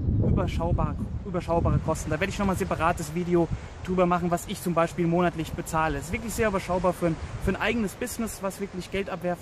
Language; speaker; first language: German; native; German